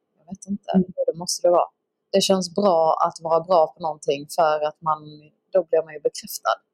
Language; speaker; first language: Swedish; native; Swedish